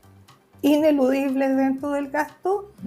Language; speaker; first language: Spanish; native; Spanish